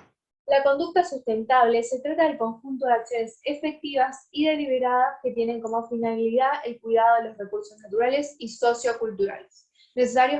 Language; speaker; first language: Spanish; native; Spanish